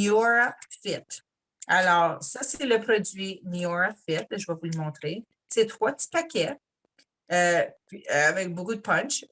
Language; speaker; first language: French; native; French